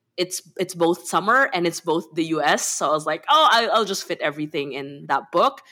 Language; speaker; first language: English; non-native, local second language; Filipino